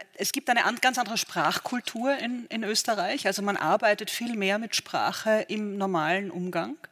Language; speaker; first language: German; native; German